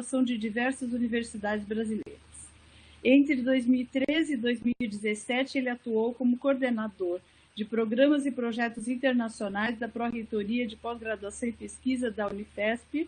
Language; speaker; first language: Portuguese; native; Portuguese